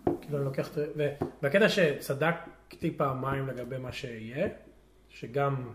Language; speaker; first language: Hebrew; native; Hebrew